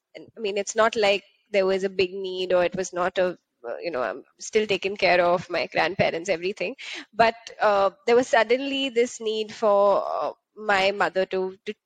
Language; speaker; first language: English; non-native, local second language; Hindi